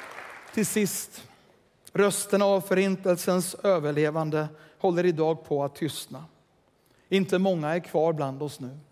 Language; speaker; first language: Swedish; native; Swedish